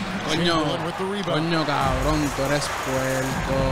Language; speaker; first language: Spanish; native; Spanish